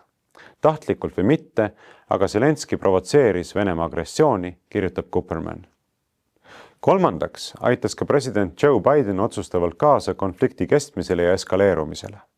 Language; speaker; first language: Estonian; native; Estonian